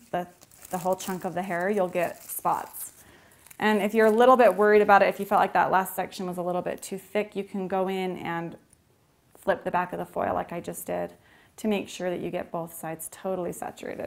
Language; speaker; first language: English; native; English